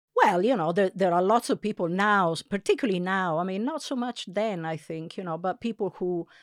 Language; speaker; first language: English; non-native, fluent; Italian